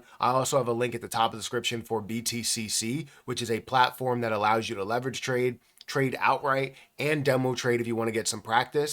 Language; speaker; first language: English; native; English